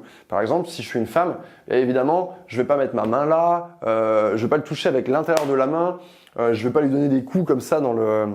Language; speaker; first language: French; native; French